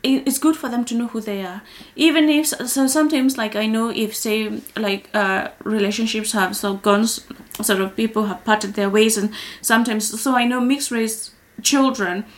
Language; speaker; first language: English; non-native, local second language; Kikuyu